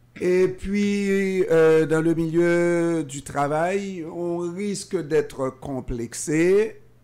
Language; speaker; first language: French; non-native, local second language; Haitian Creole